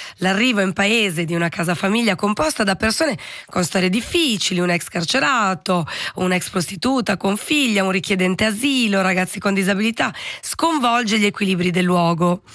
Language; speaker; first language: Italian; native; Italian